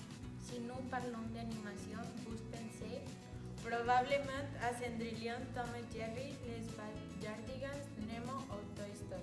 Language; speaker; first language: French; non-native, learner; Spanish